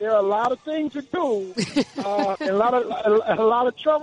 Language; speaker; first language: English; native; English